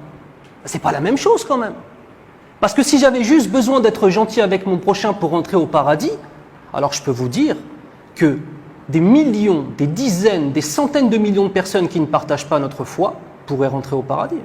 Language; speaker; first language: French; native; French